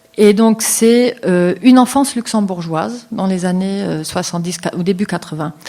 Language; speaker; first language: French; non-native, local second language; Luxembourgish